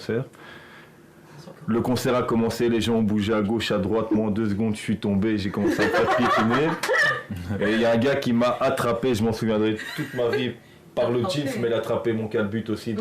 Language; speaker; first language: French; native; French